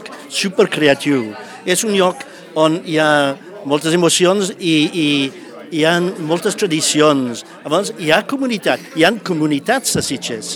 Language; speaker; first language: Catalan; non-native, fluent; English